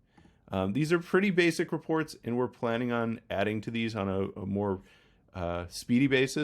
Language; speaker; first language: English; native; English